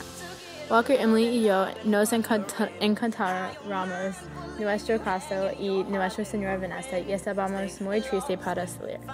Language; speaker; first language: Spanish; non-native, learner; English